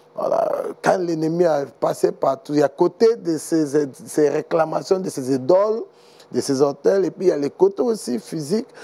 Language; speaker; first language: French; non-native, learner; Igbo